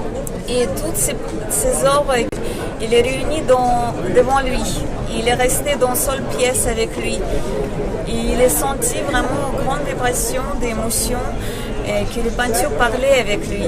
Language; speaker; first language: French; non-native, fluent; Russian